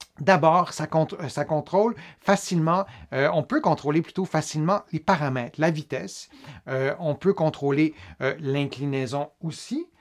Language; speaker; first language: French; native; French